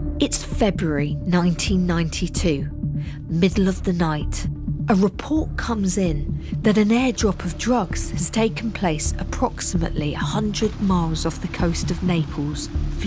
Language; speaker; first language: English; native; English